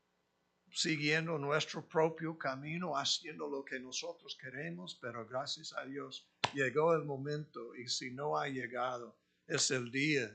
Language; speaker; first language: Spanish; non-native, fluent; English